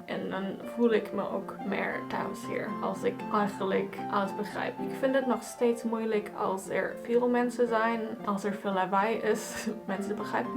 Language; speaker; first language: Dutch; non-native, fluent; German